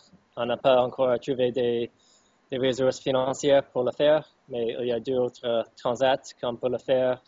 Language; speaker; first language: French; non-native, fluent; English